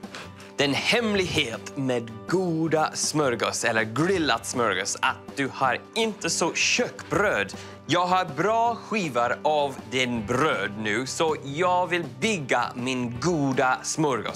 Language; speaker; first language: Swedish; non-native, learner; English